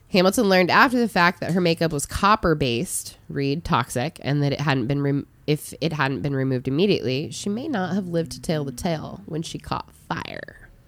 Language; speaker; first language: English; native; English